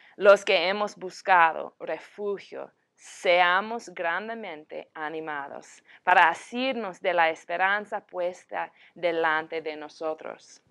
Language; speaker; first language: Spanish; non-native, learner; English